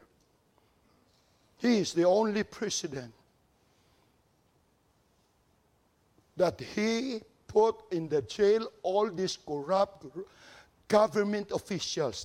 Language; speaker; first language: English; non-native, local second language; Cebuano